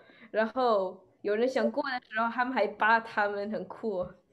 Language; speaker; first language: Chinese; early bilingual, other home language; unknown